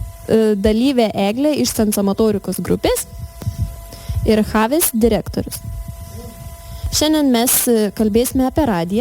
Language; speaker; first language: Lithuanian; native; Lithuanian